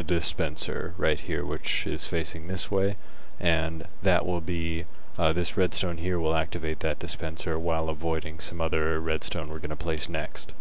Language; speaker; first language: English; native; English